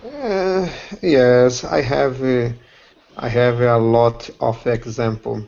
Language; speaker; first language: English; non-native, learner; Portuguese